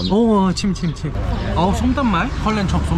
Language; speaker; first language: Thai; non-native, learner; Korean